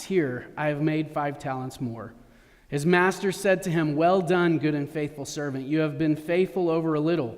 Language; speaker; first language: English; native; English